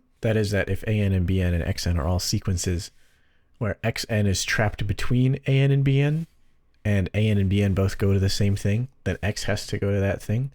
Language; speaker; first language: English; native; English